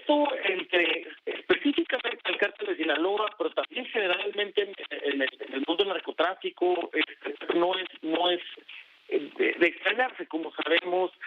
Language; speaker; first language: Spanish; native; Spanish